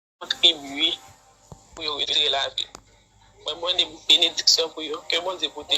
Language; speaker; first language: Haitian Creole; native; Haitian Creole